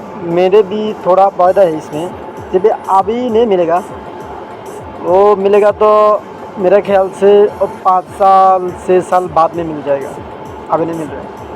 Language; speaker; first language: Hindi; non-native, learner; Bangla